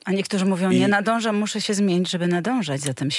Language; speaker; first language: Polish; native; Polish